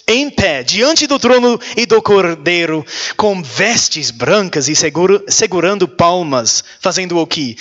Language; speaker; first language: Portuguese; non-native, learner; English